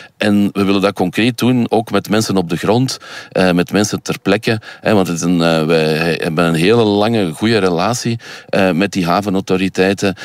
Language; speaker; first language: Dutch; native; Dutch